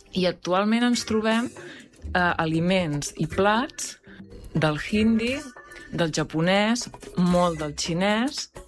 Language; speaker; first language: Catalan; native; Catalan